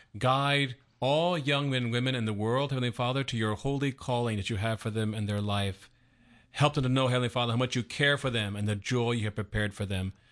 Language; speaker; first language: English; native; English